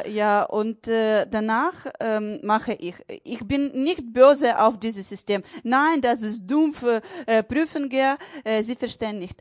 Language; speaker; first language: German; non-native, learner; Ukrainian